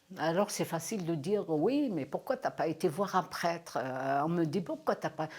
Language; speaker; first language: French; non-native, local second language; Kabyle